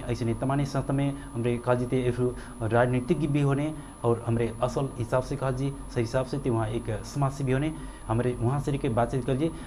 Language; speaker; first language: Bhojpuri; non-native, local second language; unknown